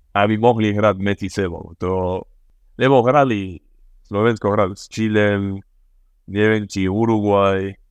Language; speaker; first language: Slovak; non-native, learner; Spanish